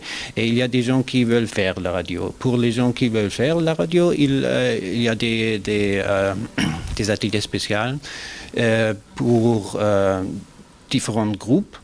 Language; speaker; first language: French; non-native, learner; German